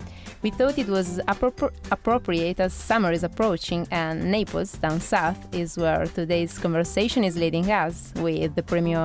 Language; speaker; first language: English; non-native, fluent; Italian